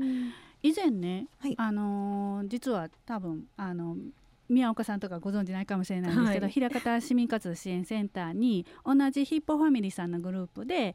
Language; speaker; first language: Japanese; native; Japanese